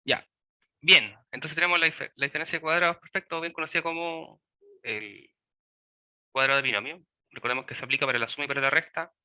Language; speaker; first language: Spanish; native; Spanish